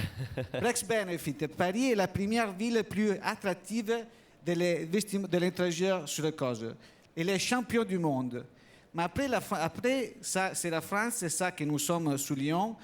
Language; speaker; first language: French; non-native, learner; Italian